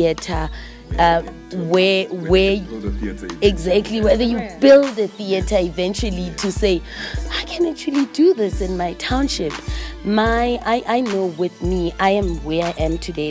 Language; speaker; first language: English; non-native, local second language; Zulu